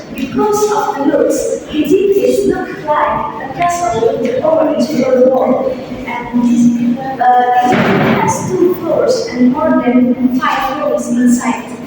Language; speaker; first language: English; non-native, learner; Indonesian